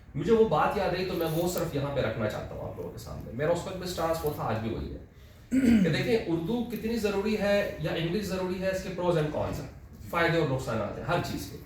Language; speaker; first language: Urdu; non-native, local second language; Pashto